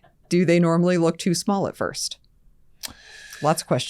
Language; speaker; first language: English; native; English